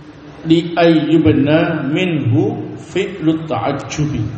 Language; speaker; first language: Arabic; non-native, fluent; Indonesian